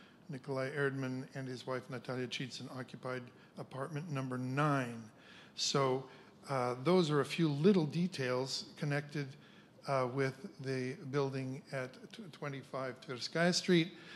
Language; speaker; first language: English; native; English